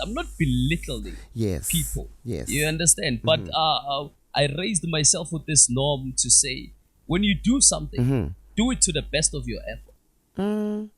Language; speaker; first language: English; non-native, local second language; Zulu